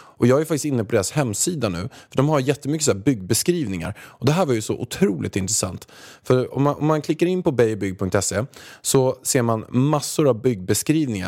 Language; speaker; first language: Swedish; native; Swedish